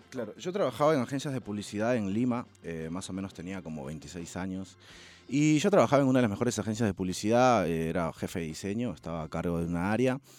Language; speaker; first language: Spanish; native; Spanish